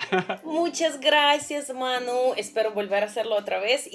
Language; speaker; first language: Spanish; non-native, fluent; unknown